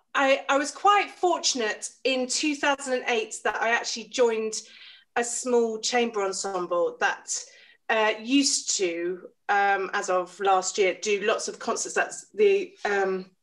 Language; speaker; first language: English; native; English